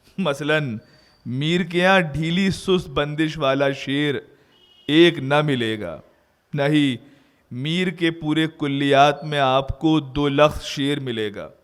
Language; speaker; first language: Urdu; native; Urdu